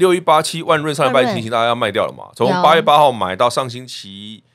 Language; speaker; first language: Chinese; native; Chinese